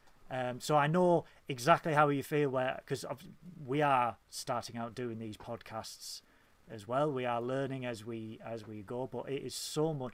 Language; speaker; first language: English; native; English